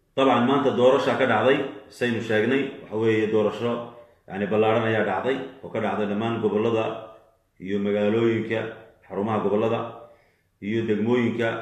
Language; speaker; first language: Somali; native; Somali